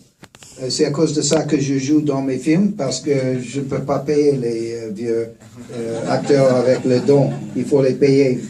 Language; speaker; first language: French; non-native, fluent; English